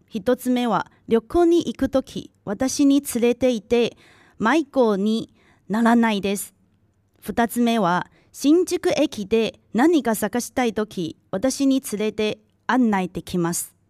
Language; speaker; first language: Japanese; non-native, local second language; Chinese